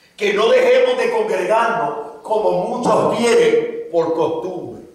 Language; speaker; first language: Spanish; native; Spanish